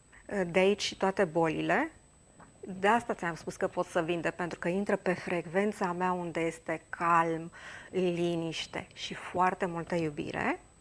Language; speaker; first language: Romanian; native; Romanian